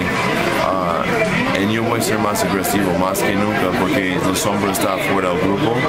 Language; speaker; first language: Spanish; non-native, fluent; English